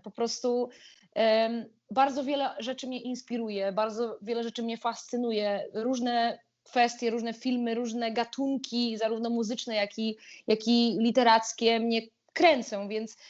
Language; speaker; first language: Polish; native; Polish